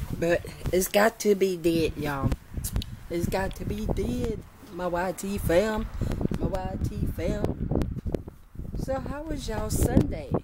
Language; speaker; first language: English; native; English